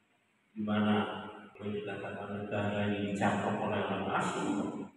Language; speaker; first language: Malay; non-native, local second language; Javanese